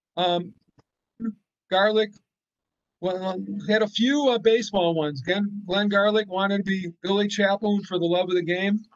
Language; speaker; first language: English; native; English